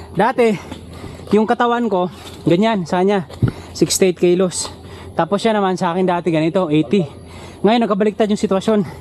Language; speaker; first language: Filipino; non-native, local second language; Cebuano